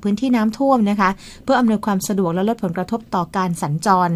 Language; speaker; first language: Thai; native; Thai